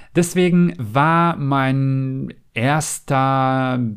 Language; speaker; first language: German; non-native, fluent; Macedonian